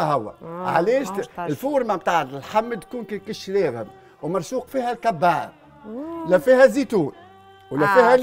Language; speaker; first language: Arabic; native; Arabic